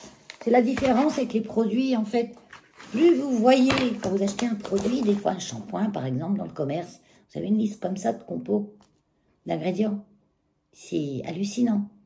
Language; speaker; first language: French; native; French